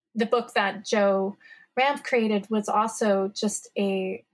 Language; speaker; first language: English; native; English